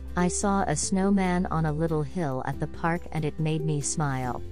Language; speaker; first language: English; non-native, fluent; Thai